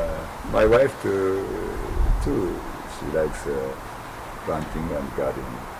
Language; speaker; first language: English; non-native, learner; Japanese